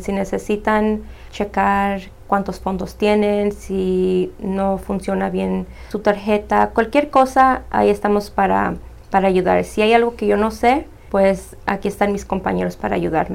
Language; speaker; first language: Spanish; early bilingual, heritage; Spanish